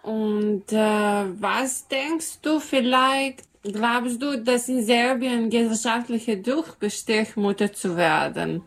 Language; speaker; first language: German; non-native, learner; Serbian